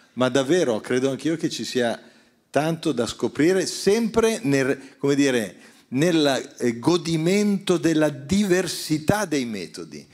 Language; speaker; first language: Italian; native; Italian